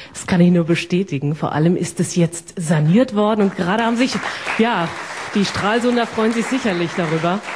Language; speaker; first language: German; native; German